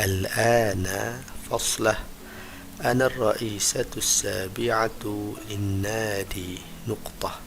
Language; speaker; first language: Arabic; non-native, fluent; Malay